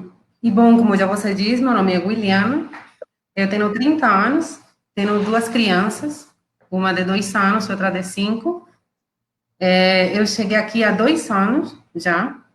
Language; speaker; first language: Portuguese; non-native, fluent; Spanish